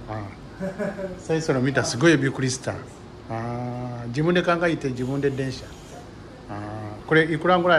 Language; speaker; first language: Japanese; non-native, learner; English